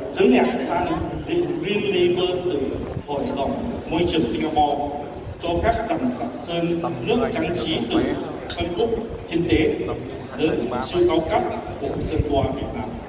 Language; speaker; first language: Vietnamese; non-native, fluent; Chinese